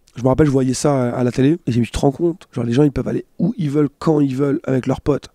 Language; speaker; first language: French; native; French